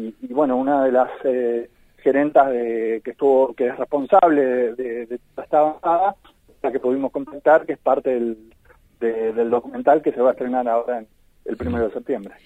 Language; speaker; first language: Spanish; native; Spanish